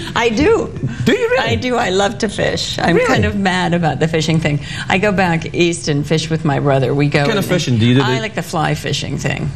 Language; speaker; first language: English; native; English